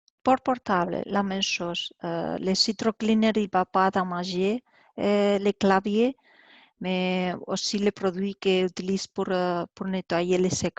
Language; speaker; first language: French; non-native, learner; Spanish